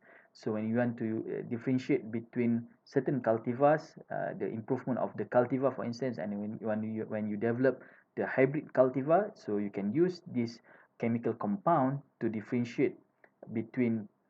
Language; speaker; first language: English; non-native, fluent; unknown